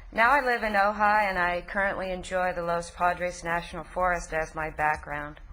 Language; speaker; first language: English; native; English